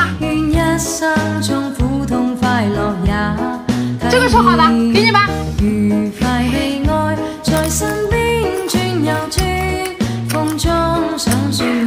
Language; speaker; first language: Chinese; native; Chinese